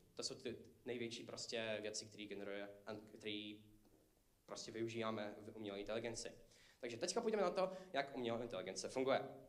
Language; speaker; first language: Czech; non-native, fluent; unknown